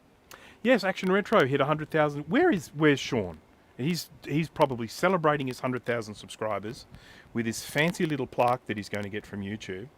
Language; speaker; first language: English; native; English